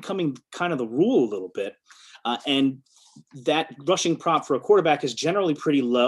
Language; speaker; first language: English; native; English